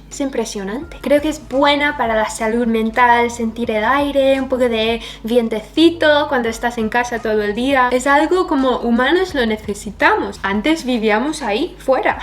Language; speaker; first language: Spanish; non-native, fluent; English